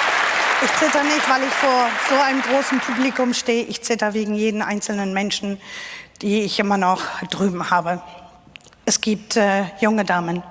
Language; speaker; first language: German; non-native, fluent; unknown